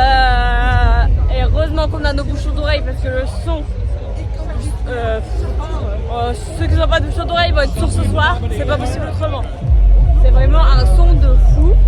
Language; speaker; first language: French; native; French